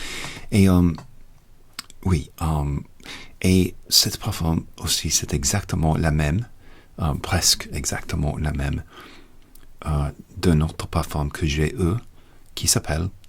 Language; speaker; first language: French; non-native, learner; English